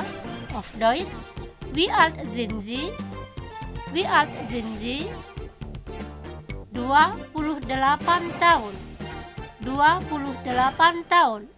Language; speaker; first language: German; non-native, fluent; Indonesian